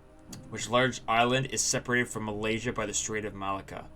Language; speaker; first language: English; native; English